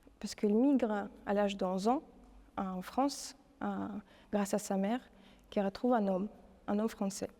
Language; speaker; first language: French; non-native, fluent; Russian